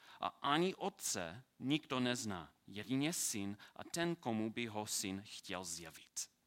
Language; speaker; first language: Czech; non-native, learner; English